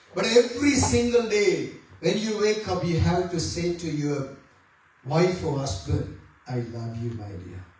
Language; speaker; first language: English; non-native, local second language; Tamil